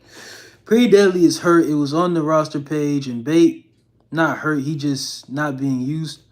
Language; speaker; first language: English; native; English